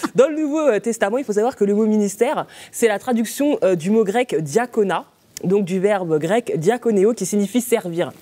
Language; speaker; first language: French; native; French